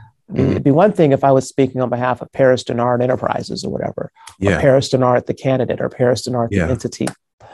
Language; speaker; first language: English; native; English